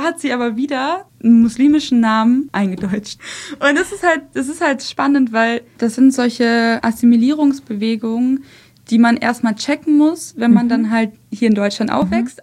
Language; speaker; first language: German; early bilingual, other home language; Russian